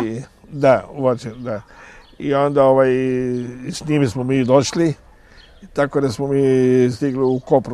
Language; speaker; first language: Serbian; non-native, fluent; Arabic